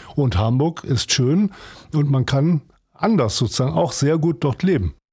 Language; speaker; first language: German; native; German